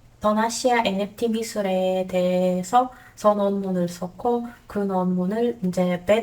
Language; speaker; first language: Korean; non-native, fluent; Croatian